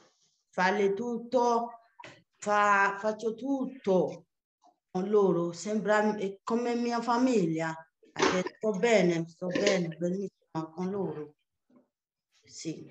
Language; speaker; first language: Italian; non-native, learner; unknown